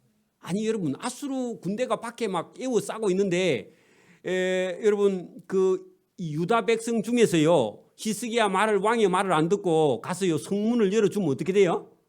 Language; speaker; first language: Korean; native; Korean